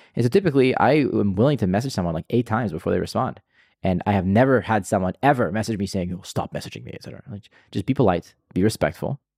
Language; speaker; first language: English; non-native, fluent; Hebrew